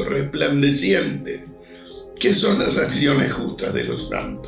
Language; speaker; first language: Spanish; native; Spanish